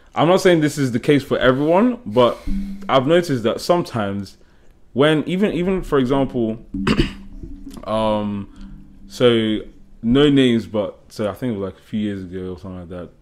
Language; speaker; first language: English; native; English